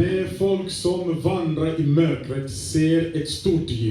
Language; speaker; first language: Swedish; non-native, fluent; French